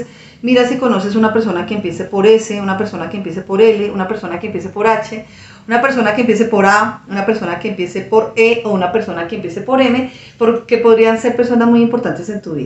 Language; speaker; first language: Spanish; native; Spanish